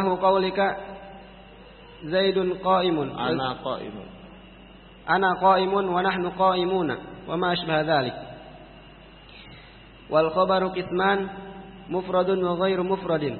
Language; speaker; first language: Arabic; non-native, learner; Indonesian